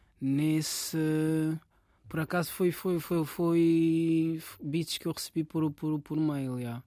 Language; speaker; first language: Portuguese; native; Portuguese